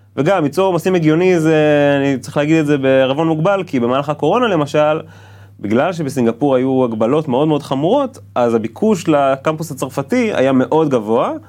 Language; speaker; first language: Hebrew; native; Hebrew